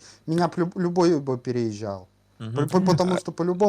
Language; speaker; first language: Russian; native; Russian